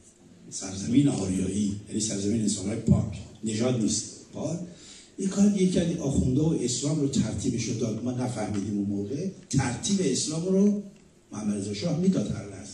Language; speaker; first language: Persian; native; Persian